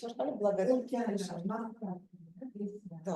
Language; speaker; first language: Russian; non-native, local second language; Uzbek